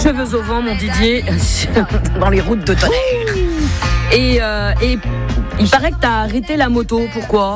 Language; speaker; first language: French; native; French